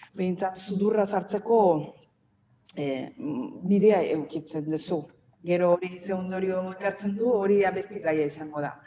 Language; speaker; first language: Basque; non-native, fluent; Azerbaijani